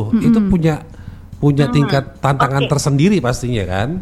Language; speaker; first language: Indonesian; native; Indonesian